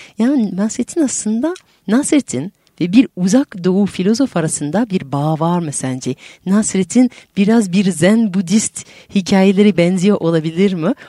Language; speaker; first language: Turkish; non-native, fluent; French